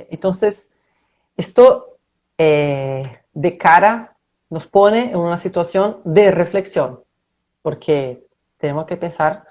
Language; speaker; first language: Spanish; non-native, fluent; Portuguese